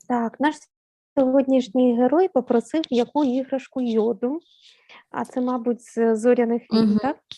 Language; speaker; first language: Ukrainian; native; Ukrainian